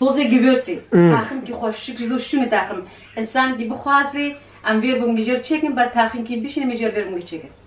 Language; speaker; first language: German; non-native, learner; Central Kurdish